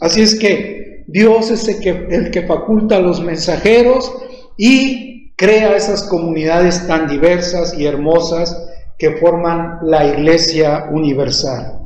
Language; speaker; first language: Spanish; native; Spanish